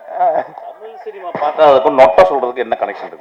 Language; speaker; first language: Tamil; native; Tamil